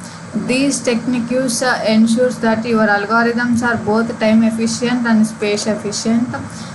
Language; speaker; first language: English; non-native, local second language; Telugu